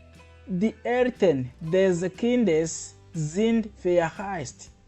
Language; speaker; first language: German; non-native, fluent; Kinyarwanda